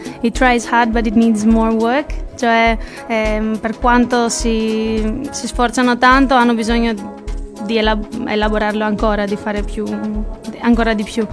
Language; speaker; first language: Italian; non-native, fluent; Albanian